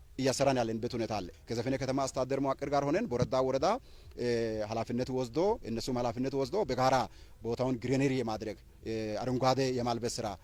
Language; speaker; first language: Amharic; non-native, local second language; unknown